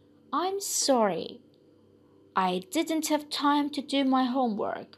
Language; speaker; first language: English; non-native, fluent; Persian